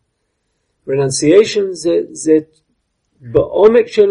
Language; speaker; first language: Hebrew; non-native, fluent; English